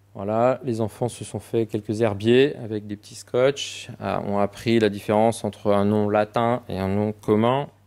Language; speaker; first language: French; native; French